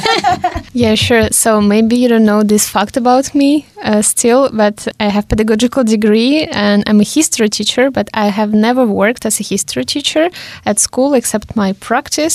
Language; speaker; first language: English; non-native, fluent; Hungarian